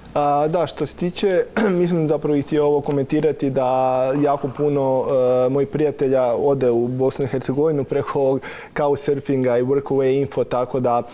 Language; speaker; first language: Croatian; native; Croatian